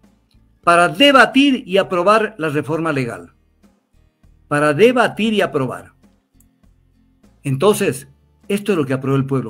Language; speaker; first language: Spanish; native; Spanish